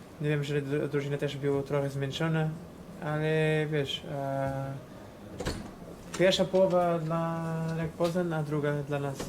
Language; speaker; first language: Polish; non-native, fluent; Portuguese